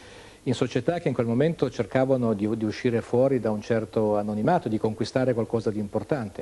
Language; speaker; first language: Italian; native; Italian